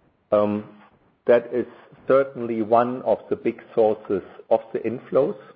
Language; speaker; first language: English; non-native, fluent; German